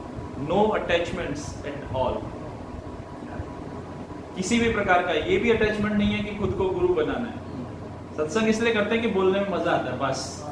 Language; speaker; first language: Hindi; native; Hindi